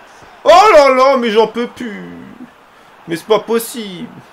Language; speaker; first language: French; native; French